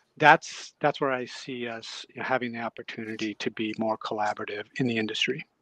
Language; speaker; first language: English; native; English